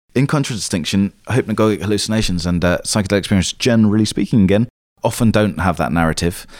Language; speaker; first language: English; native; English